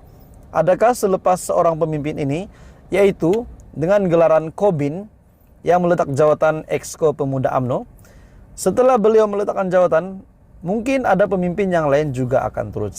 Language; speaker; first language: Malay; native; Malay